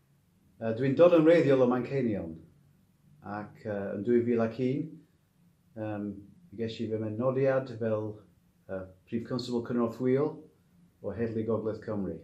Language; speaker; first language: Welsh; non-native, learner; English